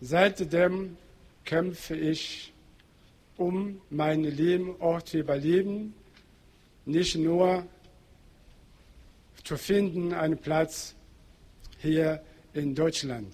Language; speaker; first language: German; non-native, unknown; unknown